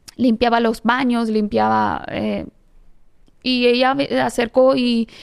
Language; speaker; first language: Spanish; non-native, fluent; Persian